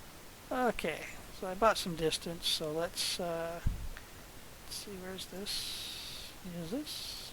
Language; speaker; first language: English; native; English